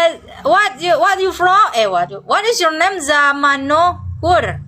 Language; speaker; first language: English; non-native, learner; Indonesian